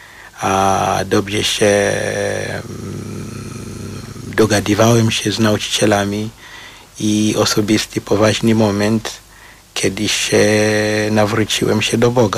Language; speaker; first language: Polish; non-native, fluent; Shona